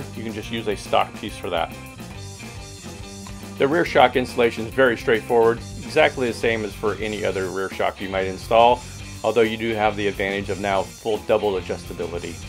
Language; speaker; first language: English; native; English